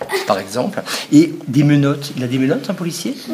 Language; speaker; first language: French; native; French